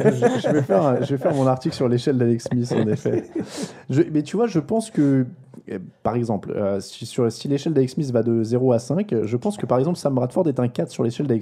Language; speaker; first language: French; native; French